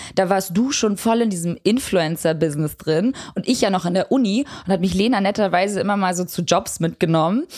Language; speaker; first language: German; early bilingual, other home language; Albanian